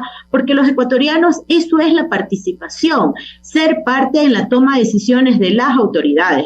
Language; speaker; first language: Spanish; native; Spanish